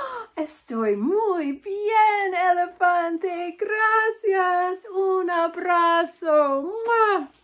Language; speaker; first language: Spanish; non-native, fluent; English